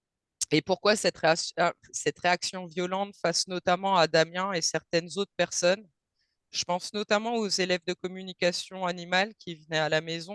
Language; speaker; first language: French; native; French